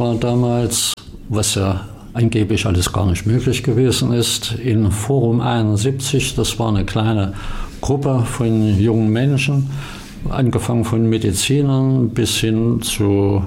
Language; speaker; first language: German; native; German